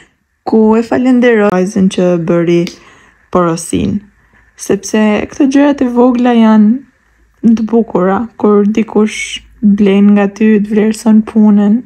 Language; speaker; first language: Albanian; native; Albanian